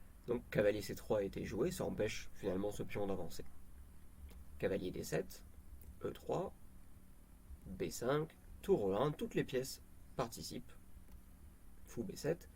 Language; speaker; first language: French; native; French